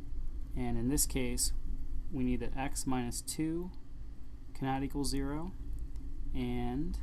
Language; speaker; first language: English; native; English